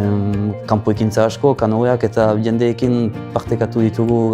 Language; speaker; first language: Basque; non-native, local second language; French